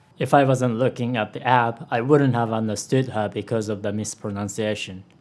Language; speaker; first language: English; non-native, fluent; Japanese